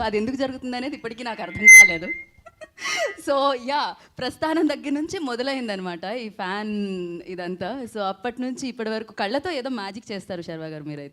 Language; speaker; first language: Telugu; native; Telugu